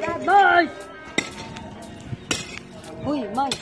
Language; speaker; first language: English; non-native, local second language; Filipino